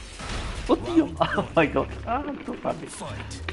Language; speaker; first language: English; non-native, learner; Italian